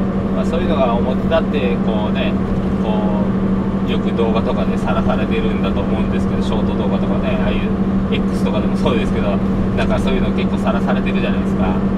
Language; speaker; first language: Japanese; native; Japanese